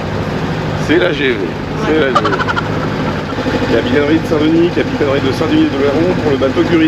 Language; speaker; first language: French; native; French